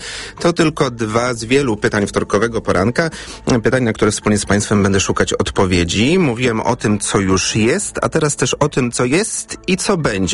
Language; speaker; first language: Polish; native; Polish